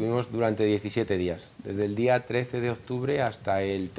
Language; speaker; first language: Spanish; native; Spanish